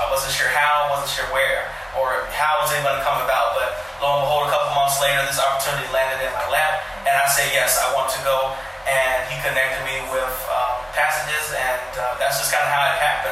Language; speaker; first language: English; native; English